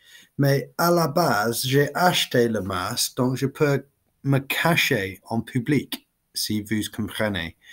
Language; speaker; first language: French; non-native, learner; English